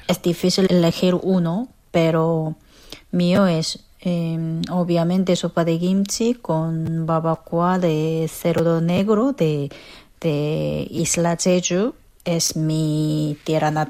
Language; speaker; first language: Spanish; non-native, fluent; Korean